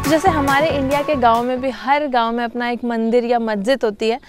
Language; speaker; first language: Hindi; native; Hindi